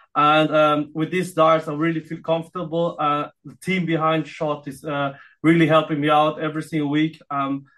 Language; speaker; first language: English; non-native, fluent; Filipino